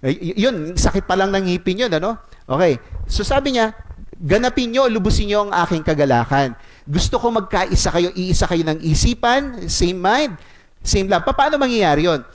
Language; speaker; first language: Filipino; non-native, local second language; Cebuano